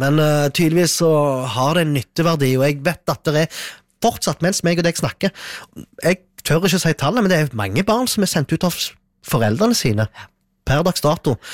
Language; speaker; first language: Norwegian; early bilingual, other home language; Arabic